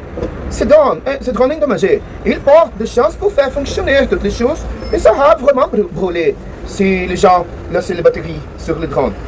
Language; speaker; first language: French; non-native, learner; Portuguese